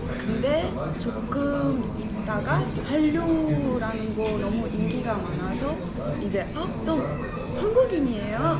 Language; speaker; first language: Korean; non-native, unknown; Russian